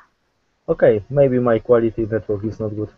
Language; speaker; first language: English; non-native, learner; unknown